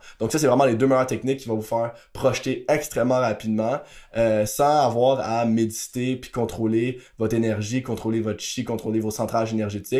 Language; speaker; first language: French; native; French